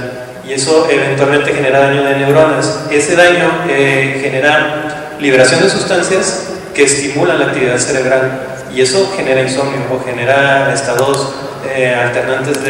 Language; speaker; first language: Spanish; native; Spanish